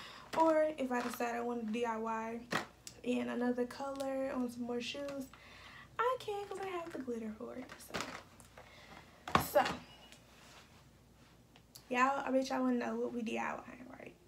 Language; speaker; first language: English; native; English